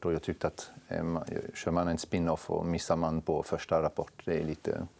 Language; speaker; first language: Swedish; non-native, fluent; French